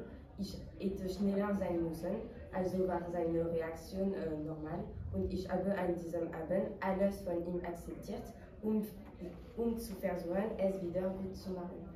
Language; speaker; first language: German; non-native, learner; French